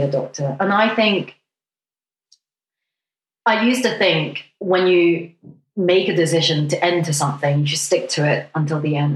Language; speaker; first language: English; non-native, local second language; Cantonese